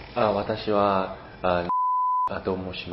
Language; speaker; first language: Japanese; non-native, learner; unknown